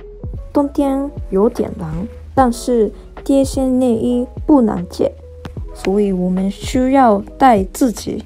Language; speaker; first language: Chinese; non-native, learner; Japanese